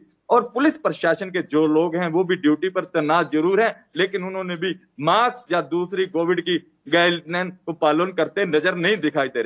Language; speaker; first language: Hindi; native; Hindi